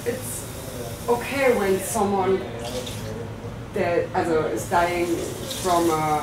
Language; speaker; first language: English; non-native, learner; German